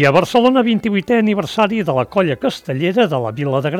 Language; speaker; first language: Catalan; native; Catalan